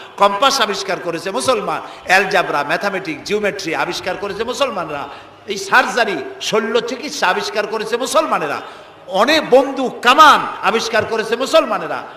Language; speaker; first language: Bangla; native; Bangla